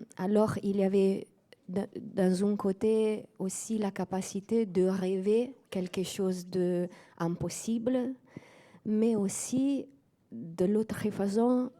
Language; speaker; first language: French; non-native, fluent; Italian